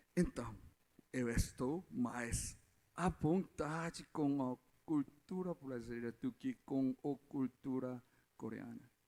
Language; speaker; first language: Portuguese; non-native, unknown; Korean